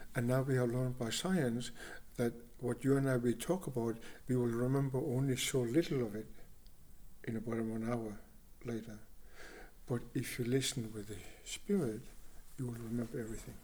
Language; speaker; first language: English; non-native, fluent; Kalaallisut